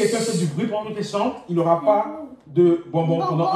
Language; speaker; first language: French; native; French